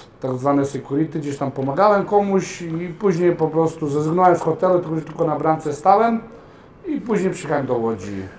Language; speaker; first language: Polish; early bilingual, heritage; Serbian